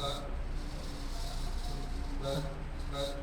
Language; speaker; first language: Arabic; non-native, learner; Indonesian